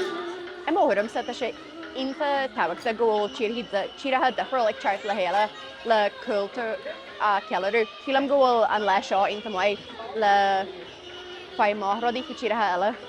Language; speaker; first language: Irish; non-native, fluent; Polish